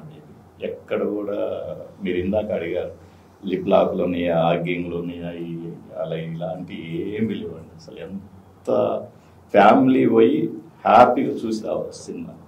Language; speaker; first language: Telugu; native; Telugu